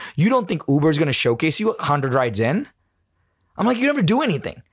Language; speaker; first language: English; non-native, local second language; Tamil